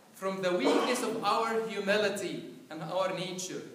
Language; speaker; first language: English; non-native, fluent; Arabic